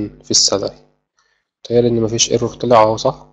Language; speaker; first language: Arabic; native; Arabic